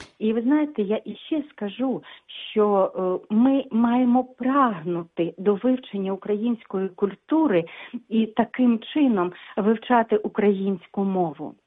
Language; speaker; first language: Ukrainian; non-native, local second language; Russian